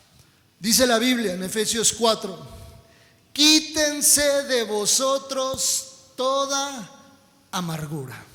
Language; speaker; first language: Spanish; native; Spanish